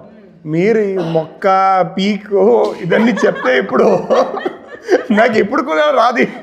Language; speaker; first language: Telugu; non-native, learner; Kannada